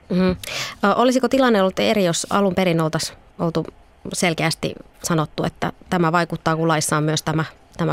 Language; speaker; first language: Finnish; native; Finnish